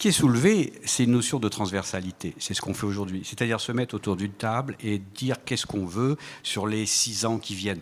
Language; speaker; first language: French; native; French